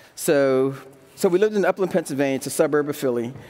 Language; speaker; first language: English; native; English